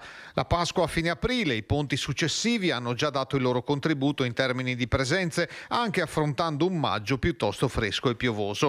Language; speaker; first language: Italian; native; Italian